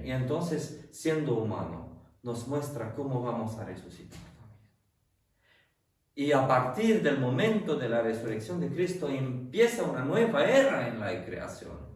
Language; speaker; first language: Spanish; non-native, fluent; French